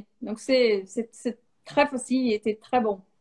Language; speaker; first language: French; non-native, fluent; Portuguese